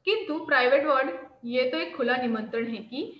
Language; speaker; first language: Hindi; non-native, local second language; Marathi